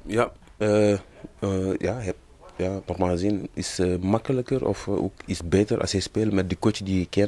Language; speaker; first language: Dutch; non-native, learner; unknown